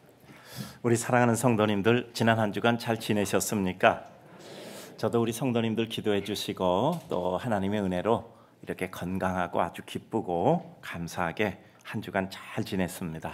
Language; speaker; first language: Korean; native; Korean